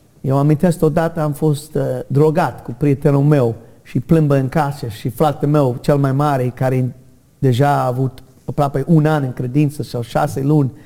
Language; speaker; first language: Romanian; non-native, learner; English